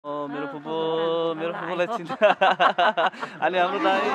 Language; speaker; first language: Nepali; non-native, local second language; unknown